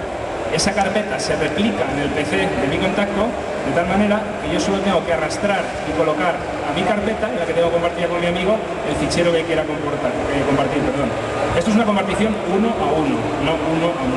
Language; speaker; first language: Spanish; native; Spanish